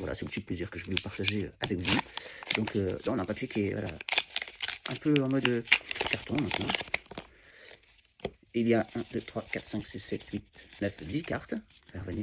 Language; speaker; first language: French; native; French